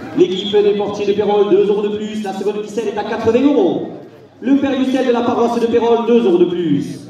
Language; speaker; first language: French; native; French